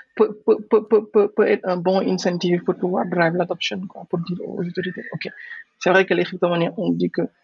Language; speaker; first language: French; non-native, local second language; Wolof